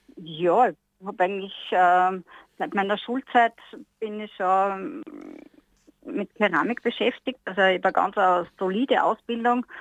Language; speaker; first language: German; native; German